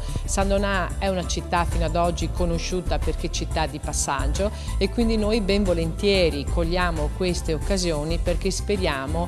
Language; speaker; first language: Italian; native; Italian